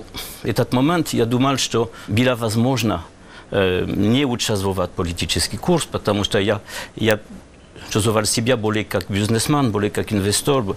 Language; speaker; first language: Russian; non-native, learner; French